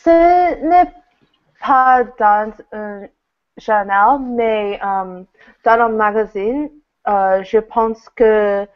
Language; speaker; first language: French; non-native, learner; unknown